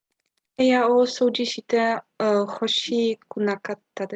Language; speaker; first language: Japanese; non-native, learner; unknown